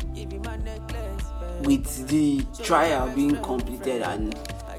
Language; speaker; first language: English; non-native, local second language; Yoruba